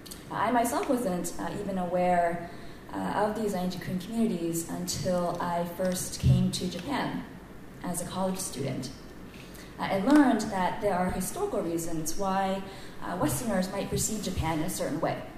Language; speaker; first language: English; native; English